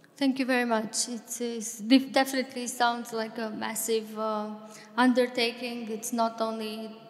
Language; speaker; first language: English; non-native, fluent; Romanian